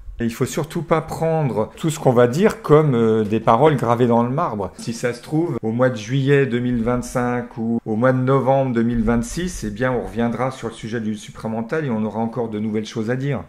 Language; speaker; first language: French; native; French